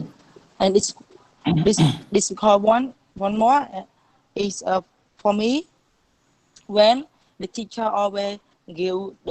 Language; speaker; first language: English; non-native, learner; Khmer